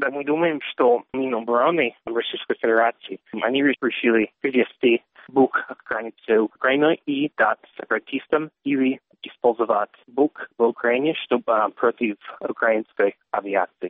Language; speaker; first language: Russian; non-native, learner; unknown